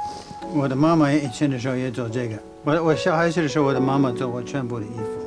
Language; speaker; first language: Chinese; non-native, learner; English